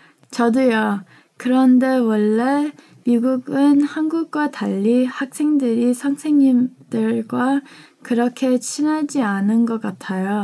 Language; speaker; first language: Korean; early bilingual, heritage; Korean